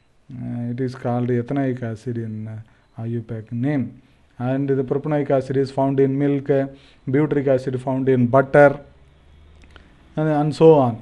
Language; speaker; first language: English; non-native, local second language; Tamil